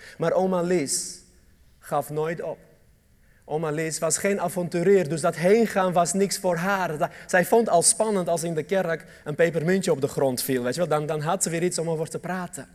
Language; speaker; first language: Dutch; early bilingual, other home language; Armenian